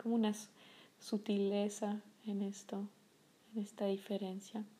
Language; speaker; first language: Spanish; non-native, fluent; French